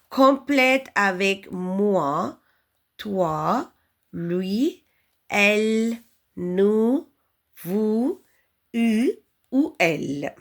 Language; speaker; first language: French; non-native, learner; Tamil